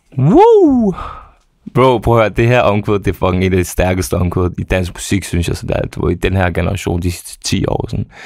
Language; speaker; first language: Danish; early bilingual, other home language; Serbian